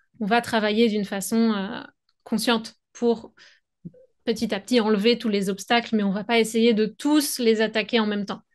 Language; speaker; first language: French; native; French